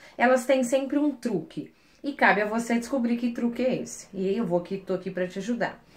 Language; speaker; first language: Portuguese; native; Portuguese